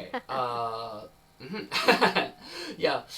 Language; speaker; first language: English; non-native, learner; Japanese